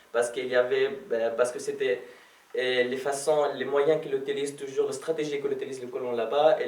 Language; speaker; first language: French; non-native, fluent; Arabic